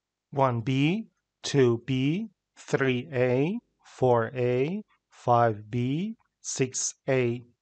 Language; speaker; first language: English; non-native, fluent; Persian